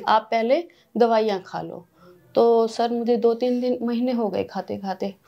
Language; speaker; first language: Hindi; native; Hindi